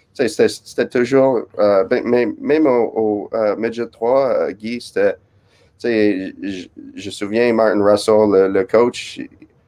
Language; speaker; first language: French; non-native, fluent; English